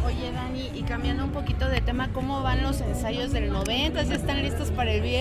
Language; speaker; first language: Spanish; native; Spanish